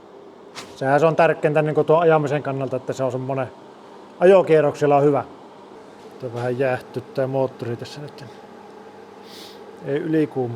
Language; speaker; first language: Finnish; native; Finnish